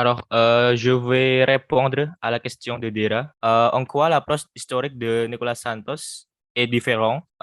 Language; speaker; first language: French; non-native, learner; Indonesian